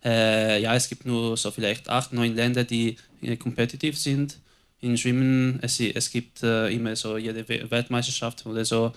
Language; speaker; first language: German; non-native, local second language; Italian